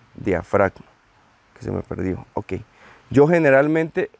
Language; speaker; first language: Spanish; native; Spanish